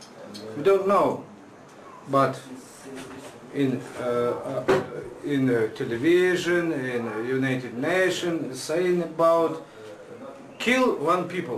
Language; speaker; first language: English; non-native, learner; Russian